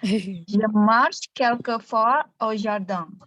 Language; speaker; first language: French; non-native, learner; Indonesian